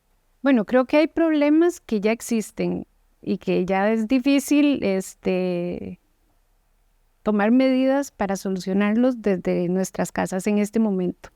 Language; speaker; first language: Spanish; native; Spanish